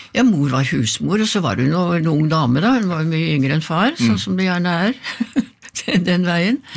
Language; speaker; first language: Norwegian; native; Norwegian